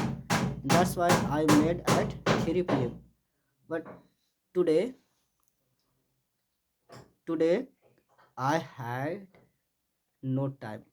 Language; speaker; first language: English; non-native, learner; Hindi